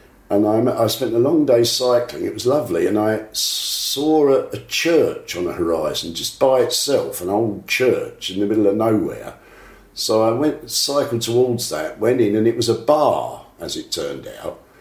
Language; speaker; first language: English; native; English